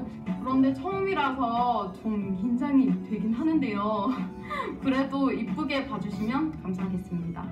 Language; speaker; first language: Korean; non-native, fluent; English